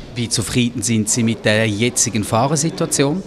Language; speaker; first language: German; native; German